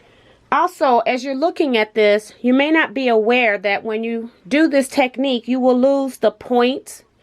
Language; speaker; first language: English; native; English